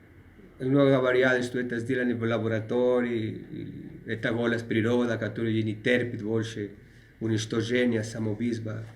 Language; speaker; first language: Russian; non-native, learner; Spanish